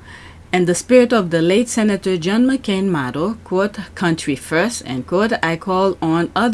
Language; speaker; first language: English; native; English